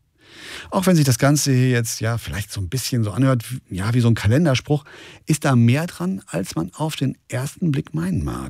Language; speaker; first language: German; native; German